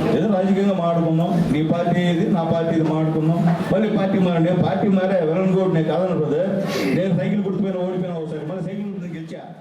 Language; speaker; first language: Telugu; native; Telugu